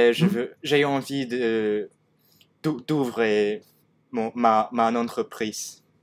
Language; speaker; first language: French; non-native, learner; Cantonese